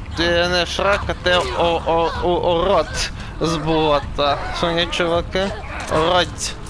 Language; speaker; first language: Ukrainian; native; Ukrainian